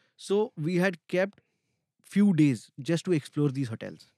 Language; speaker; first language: English; non-native, local second language; Hindi